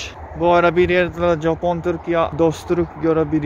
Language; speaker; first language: Turkish; non-native, fluent; Japanese